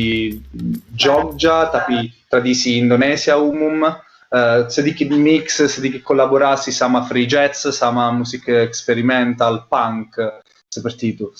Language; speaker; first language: Indonesian; non-native, learner; Italian